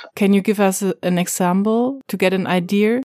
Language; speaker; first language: English; non-native, fluent; German